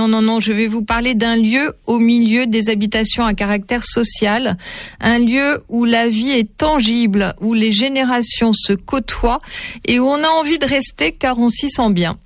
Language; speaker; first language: French; native; French